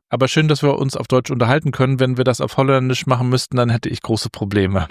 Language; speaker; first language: German; native; German